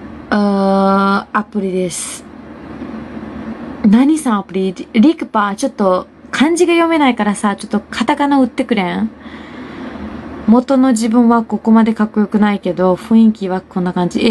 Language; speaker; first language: Japanese; non-native, fluent; Urdu